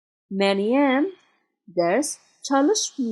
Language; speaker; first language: Turkish; non-native, fluent; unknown